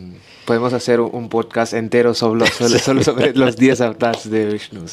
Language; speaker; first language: Spanish; non-native, learner; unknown